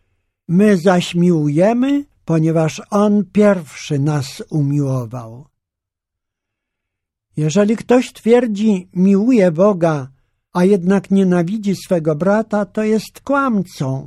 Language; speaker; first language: Polish; native; Polish